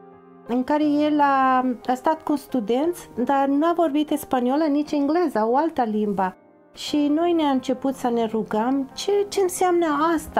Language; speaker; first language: Romanian; non-native, fluent; English